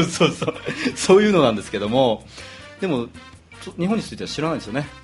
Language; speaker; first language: Japanese; native; Japanese